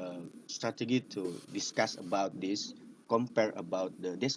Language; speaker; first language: English; non-native, learner; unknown